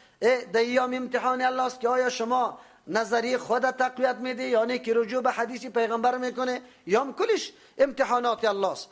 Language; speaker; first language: Persian; native; Persian